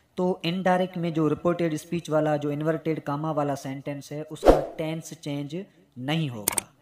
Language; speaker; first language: Urdu; non-native, local second language; Sindhi